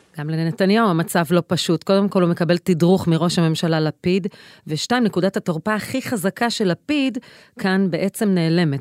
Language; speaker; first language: Hebrew; native; Hebrew